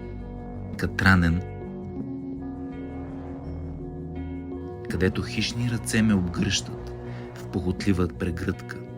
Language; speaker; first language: Bulgarian; native; Bulgarian